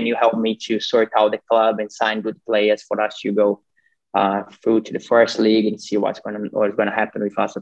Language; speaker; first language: English; non-native, fluent; Portuguese